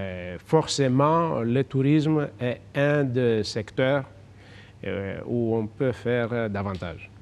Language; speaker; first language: French; non-native, fluent; Greek